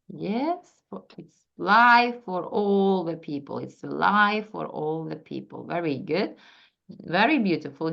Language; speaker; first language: English; non-native, fluent; Turkish